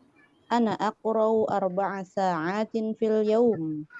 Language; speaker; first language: Arabic; non-native, learner; Indonesian